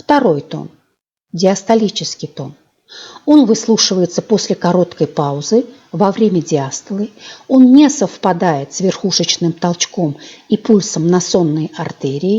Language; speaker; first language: Russian; native; Russian